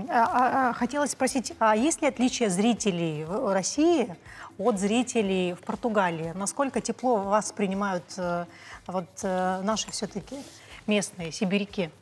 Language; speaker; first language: Russian; native; Russian